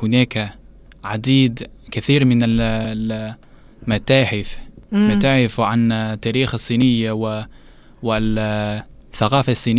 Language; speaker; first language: Arabic; non-native, learner; Chinese